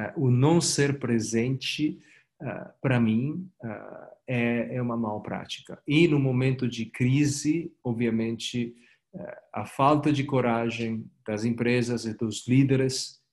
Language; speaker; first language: Portuguese; non-native, fluent; Italian